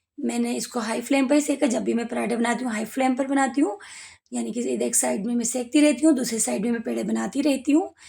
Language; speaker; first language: Hindi; native; Hindi